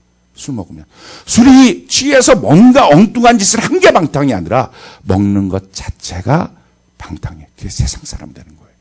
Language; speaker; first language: Korean; native; Korean